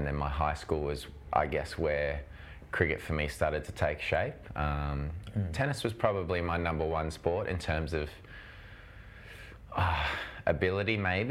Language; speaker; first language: English; native; English